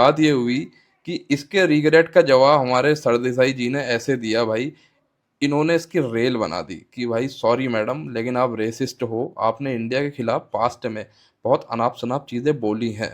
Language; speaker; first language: Hindi; native; Hindi